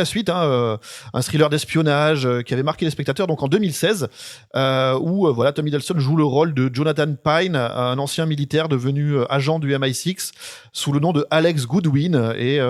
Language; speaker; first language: French; native; French